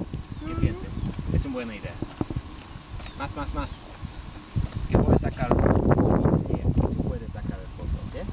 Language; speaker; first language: Spanish; non-native, learner; English